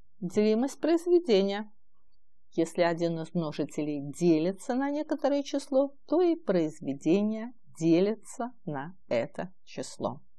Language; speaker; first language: Russian; native; Russian